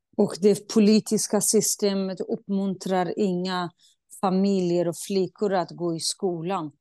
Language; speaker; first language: Swedish; non-native, fluent; Kurdish